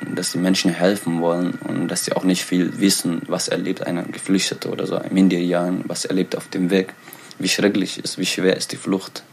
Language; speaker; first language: German; non-native, learner; Tigrinya